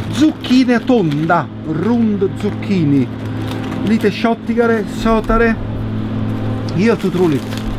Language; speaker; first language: Swedish; non-native, fluent; Italian